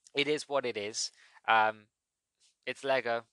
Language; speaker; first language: English; native; English